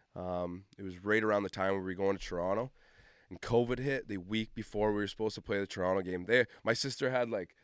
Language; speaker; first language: English; native; English